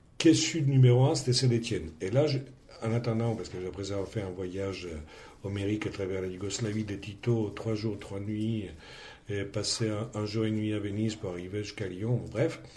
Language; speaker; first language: French; non-native, fluent; Greek